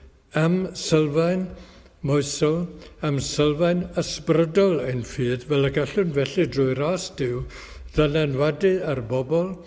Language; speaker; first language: Welsh; native; Welsh